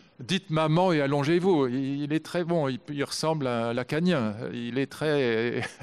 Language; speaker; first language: French; native; French